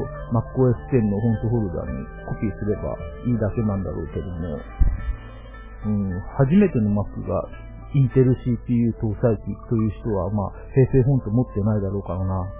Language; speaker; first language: Japanese; native; Japanese